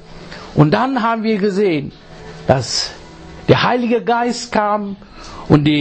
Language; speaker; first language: German; non-native, fluent; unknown